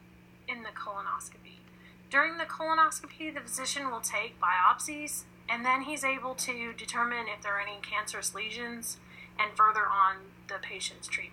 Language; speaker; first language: English; native; English